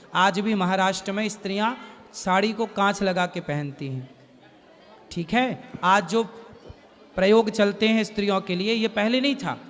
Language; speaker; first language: Hindi; native; Hindi